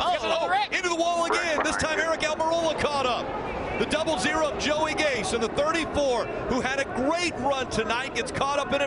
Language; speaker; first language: English; native; English